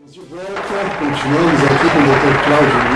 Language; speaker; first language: Portuguese; native; Portuguese